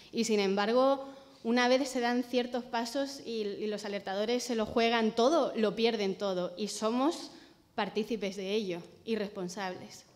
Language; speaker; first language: Spanish; native; Spanish